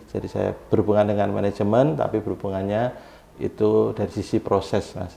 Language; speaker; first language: Indonesian; native; Indonesian